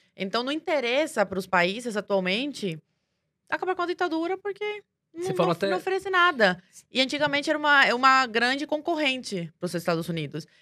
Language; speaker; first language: Portuguese; early bilingual, other home language; Spanish